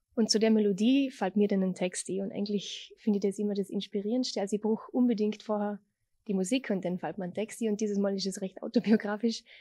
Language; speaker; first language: German; native; German